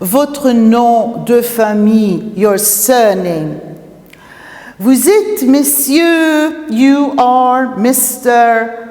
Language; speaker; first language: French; non-native, fluent; Maltese